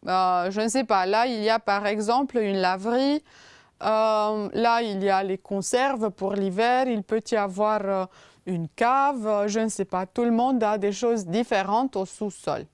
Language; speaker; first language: French; non-native, fluent; Romanian